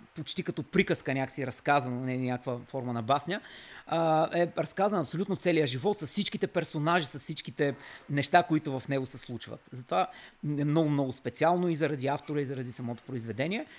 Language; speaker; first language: Bulgarian; native; Bulgarian